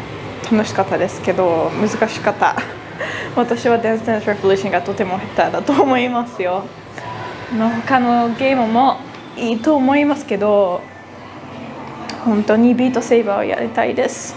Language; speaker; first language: Japanese; non-native, learner; Dutch